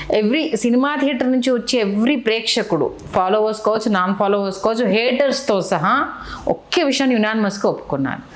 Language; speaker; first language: Telugu; native; Telugu